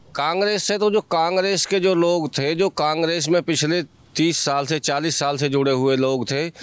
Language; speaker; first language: Hindi; native; Hindi